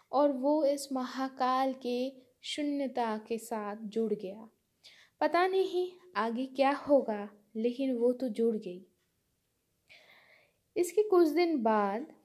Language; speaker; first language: Hindi; non-native, local second language; Bangla